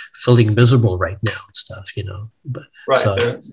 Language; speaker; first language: English; native; English